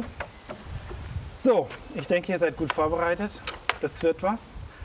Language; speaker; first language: German; native; German